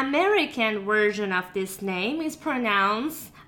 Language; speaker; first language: English; non-native, fluent; Persian